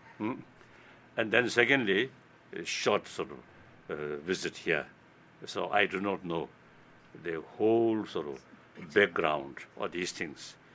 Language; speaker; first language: English; non-native, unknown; Tibetan